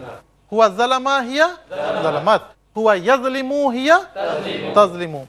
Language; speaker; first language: Arabic; non-native, fluent; Urdu